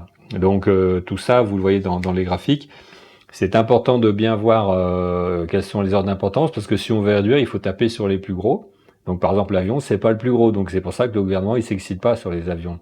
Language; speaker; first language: French; native; French